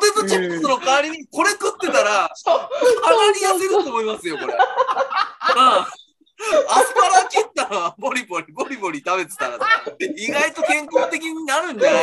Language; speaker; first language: Japanese; native; Japanese